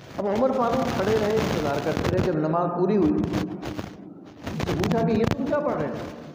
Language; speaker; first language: Urdu; non-native, local second language; Punjabi